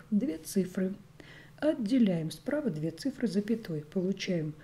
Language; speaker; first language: Russian; native; Russian